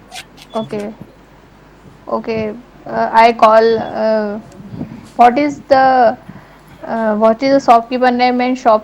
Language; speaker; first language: English; non-native, learner; Hindi